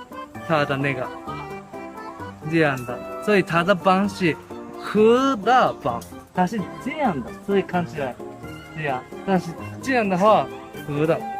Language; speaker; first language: Chinese; non-native, learner; Japanese